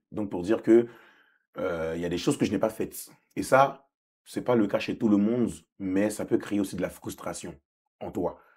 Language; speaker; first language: French; early bilingual, other home language; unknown